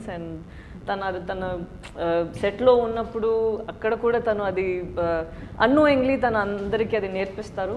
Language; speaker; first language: Telugu; non-native, local second language; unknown